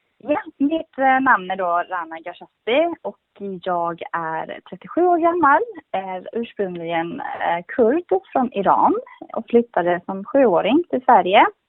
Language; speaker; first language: Swedish; early bilingual, other home language; Kurdish